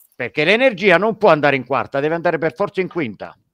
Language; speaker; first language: Italian; native; Italian